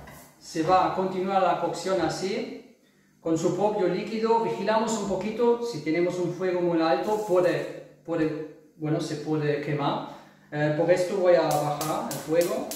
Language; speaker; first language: Spanish; non-native, fluent; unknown